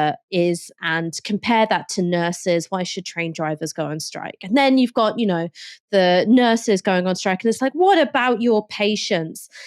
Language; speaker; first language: English; native; English